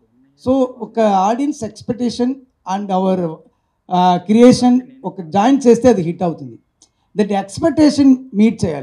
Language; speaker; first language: Telugu; non-native, learner; Tamil